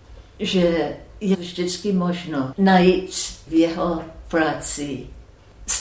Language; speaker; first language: Czech; non-native, fluent; English